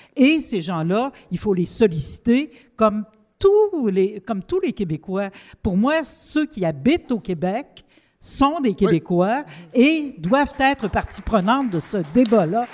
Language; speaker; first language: French; native; French